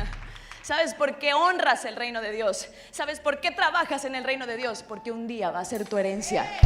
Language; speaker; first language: Spanish; native; Spanish